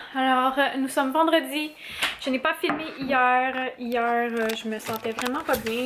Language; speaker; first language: French; native; French